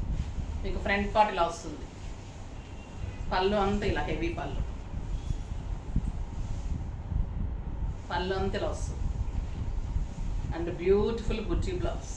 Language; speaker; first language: Telugu; native; Telugu